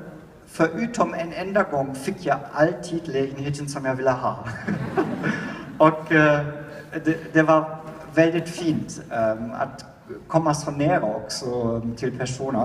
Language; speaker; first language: Swedish; non-native, fluent; German